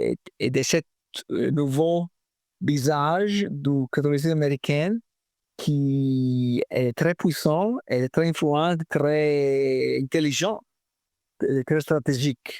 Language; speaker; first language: French; non-native, fluent; Italian